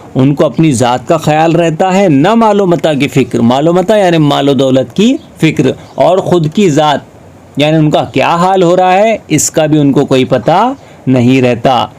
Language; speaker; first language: Urdu; native; Urdu